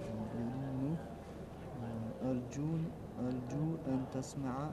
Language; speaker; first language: Arabic; non-native, learner; French